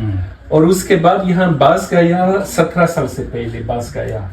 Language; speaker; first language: Hindi; non-native, learner; French